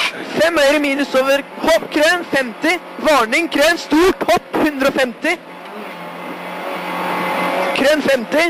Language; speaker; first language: Norwegian; native; Norwegian